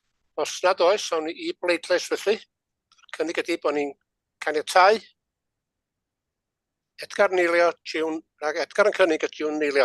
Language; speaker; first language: Welsh; native; Welsh